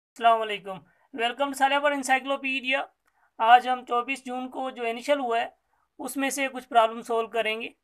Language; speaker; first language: Urdu; non-native, local second language; Sindhi